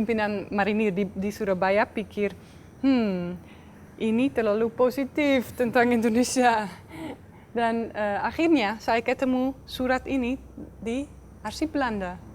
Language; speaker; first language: Indonesian; non-native, fluent; Dutch